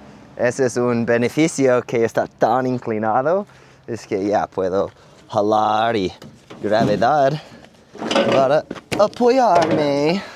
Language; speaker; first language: Spanish; non-native, fluent; English